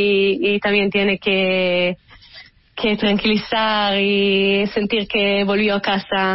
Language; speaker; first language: Spanish; early bilingual, heritage; Hebrew